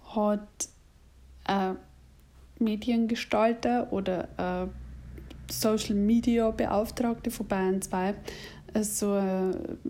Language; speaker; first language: German; native; German